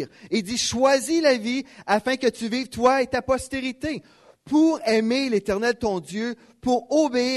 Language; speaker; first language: French; native; French